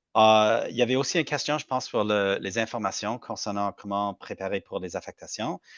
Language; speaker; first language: French; non-native, learner; English